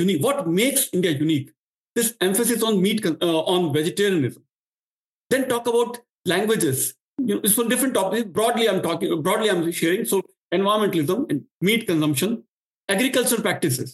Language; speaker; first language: English; non-native, local second language; Marwari